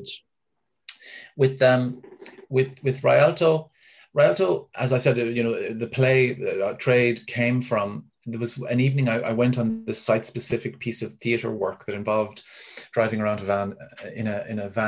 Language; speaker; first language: English; native; English